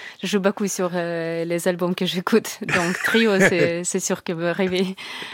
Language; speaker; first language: French; non-native, learner; Russian